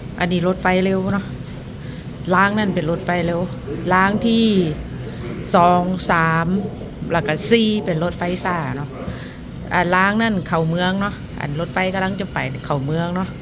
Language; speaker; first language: Thai; non-native, local second language; Northeastern Thai